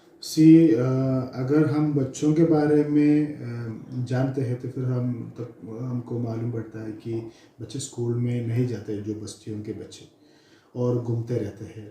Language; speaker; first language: Hindi; non-native, local second language; Malayalam